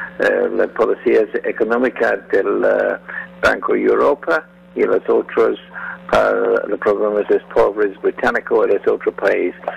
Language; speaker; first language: Spanish; non-native, learner; English